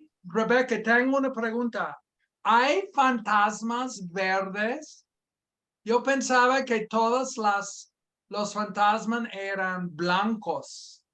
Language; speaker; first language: Spanish; non-native, fluent; English